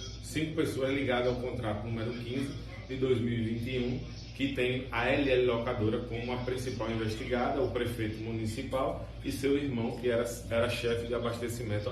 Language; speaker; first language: Portuguese; native; Portuguese